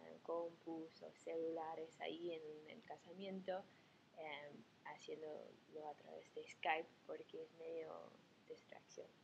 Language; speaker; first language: Spanish; non-native, fluent; English